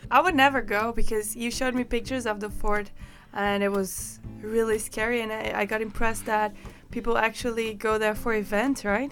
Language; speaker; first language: English; non-native, fluent; Portuguese